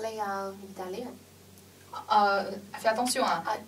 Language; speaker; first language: French; non-native, learner; Chinese